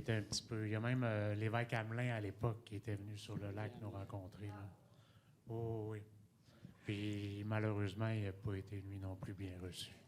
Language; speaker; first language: French; native; French